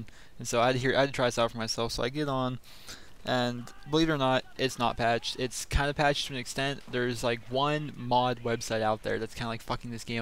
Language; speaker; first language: English; native; English